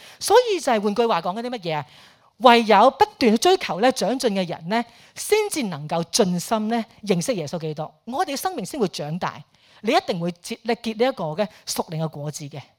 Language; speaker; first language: Chinese; non-native, local second language; Cantonese